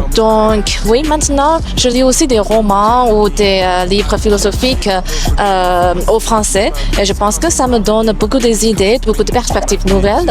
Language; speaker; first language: French; non-native, learner; Chinese